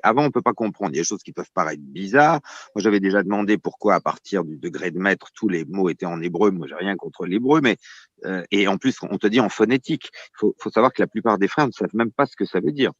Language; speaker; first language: French; native; French